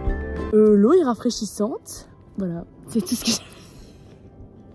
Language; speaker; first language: French; native; French